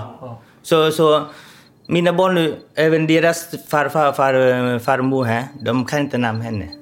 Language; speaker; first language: Swedish; non-native, learner; Vietnamese